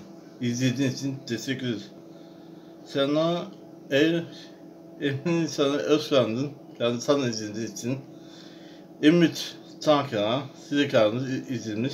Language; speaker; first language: Turkish; non-native, learner; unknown